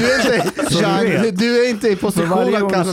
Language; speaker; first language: Swedish; non-native, fluent; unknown